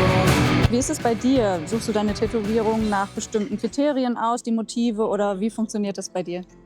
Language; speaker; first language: German; native; German